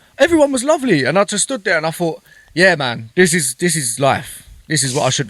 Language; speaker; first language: English; native; English